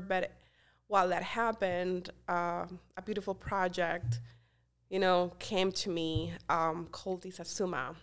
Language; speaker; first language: English; non-native, fluent; Spanish